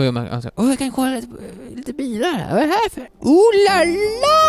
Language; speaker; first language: Swedish; native; Swedish